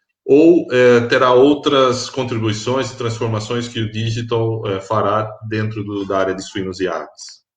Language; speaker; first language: Portuguese; native; Portuguese